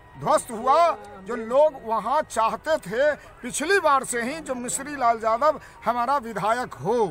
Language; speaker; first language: Hindi; native; Hindi